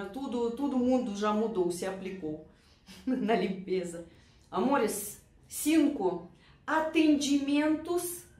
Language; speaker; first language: Portuguese; non-native, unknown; Russian